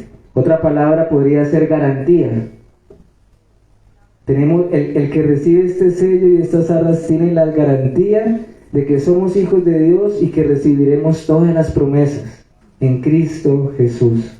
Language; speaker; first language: Spanish; native; Spanish